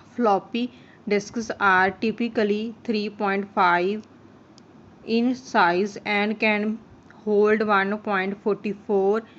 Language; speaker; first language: English; non-native, local second language; Punjabi